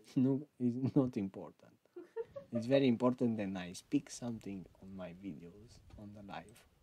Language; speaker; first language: English; non-native, learner; Romanian